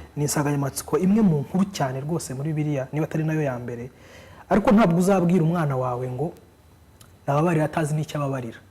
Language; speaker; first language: Kinyarwanda; native; Kinyarwanda